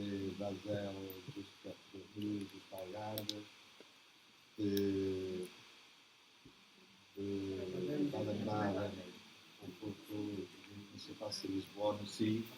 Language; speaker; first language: French; non-native, learner; Portuguese